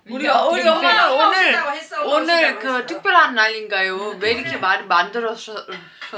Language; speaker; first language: Korean; non-native, learner; German